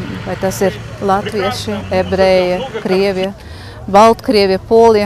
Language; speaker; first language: Latvian; non-native, local second language; Russian